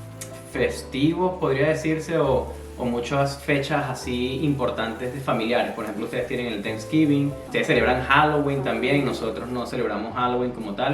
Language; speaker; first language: Spanish; native; Spanish